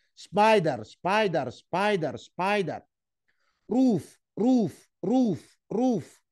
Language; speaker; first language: English; non-native, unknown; Arabic